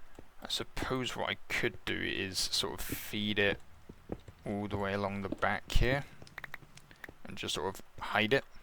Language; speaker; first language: English; native; English